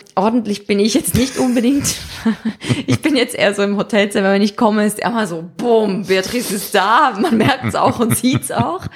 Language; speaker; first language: German; native; German